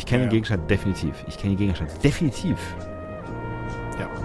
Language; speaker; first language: German; native; German